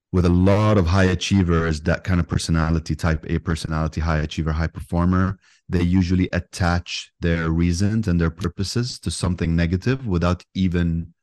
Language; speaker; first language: English; non-native, fluent; Arabic